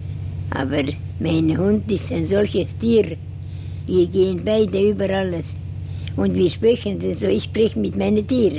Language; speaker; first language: German; non-native, learner; Estonian